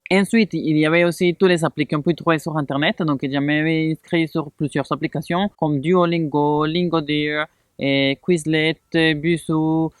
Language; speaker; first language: French; non-native, fluent; Spanish